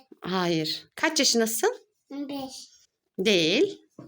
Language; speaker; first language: Turkish; native; Turkish